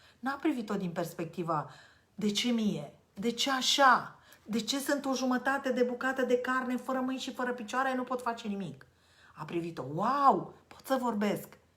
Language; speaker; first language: Romanian; native; Romanian